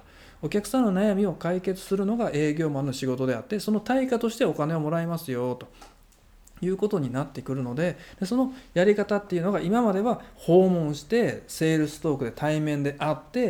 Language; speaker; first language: Japanese; native; Japanese